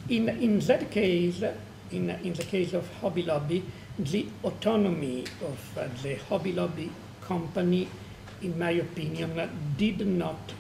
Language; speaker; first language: English; non-native, fluent; Italian